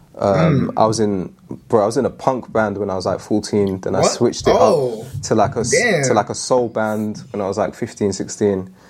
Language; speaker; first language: English; native; English